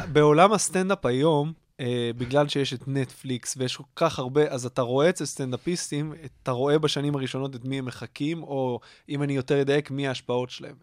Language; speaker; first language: Hebrew; native; Hebrew